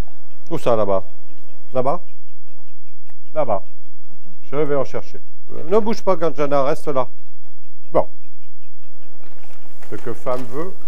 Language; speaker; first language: French; native; French